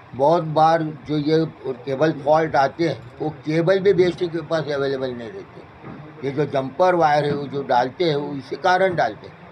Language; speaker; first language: Hindi; non-native, local second language; Marathi